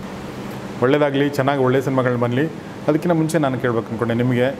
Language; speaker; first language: Kannada; native; Kannada